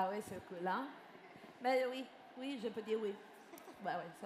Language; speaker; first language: French; non-native, fluent; Italian